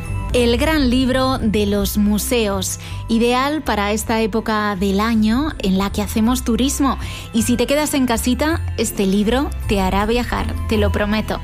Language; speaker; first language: Spanish; native; Spanish